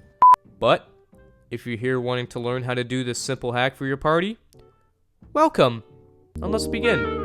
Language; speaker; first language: English; native; English